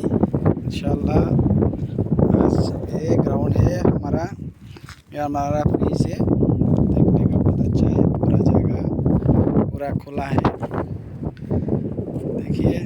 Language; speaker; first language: Hindi; non-native, learner; Bangla